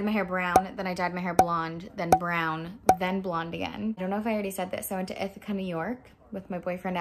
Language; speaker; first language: English; native; English